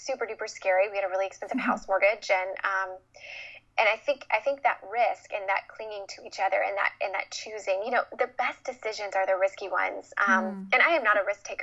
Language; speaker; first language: English; native; English